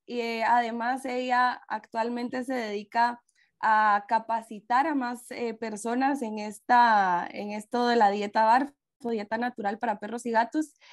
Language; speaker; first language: Spanish; native; Spanish